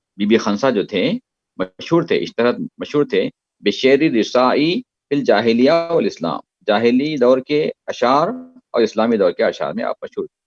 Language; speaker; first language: Urdu; native; Urdu